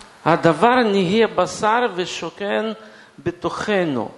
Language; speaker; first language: Hebrew; non-native, fluent; Russian